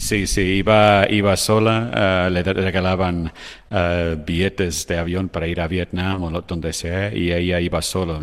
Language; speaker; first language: Spanish; non-native, fluent; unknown